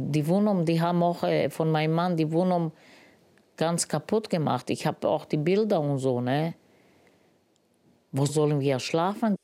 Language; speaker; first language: German; non-native, learner; Romany